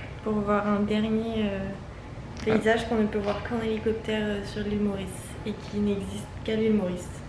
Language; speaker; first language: French; native; French